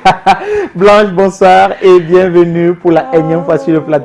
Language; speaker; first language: French; native; French